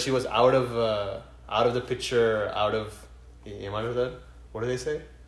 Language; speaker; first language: English; early bilingual, other home language; Telugu